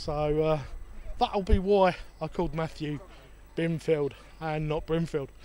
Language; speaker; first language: English; native; English